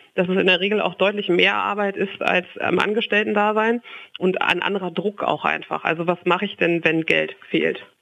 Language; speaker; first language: German; native; German